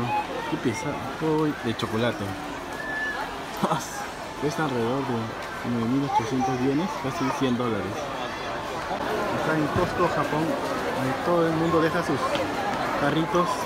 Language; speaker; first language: Spanish; native; Spanish